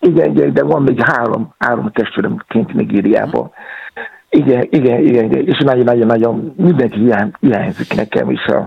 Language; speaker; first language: Hungarian; non-native, fluent; Yoruba